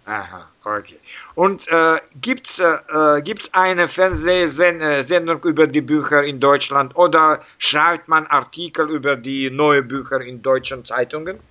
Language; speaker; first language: German; non-native, learner; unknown